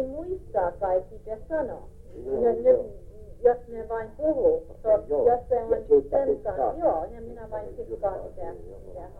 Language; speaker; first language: Finnish; early bilingual, heritage; English